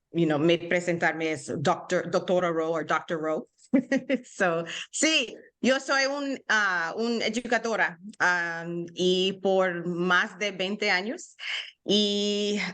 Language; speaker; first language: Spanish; non-native, learner; English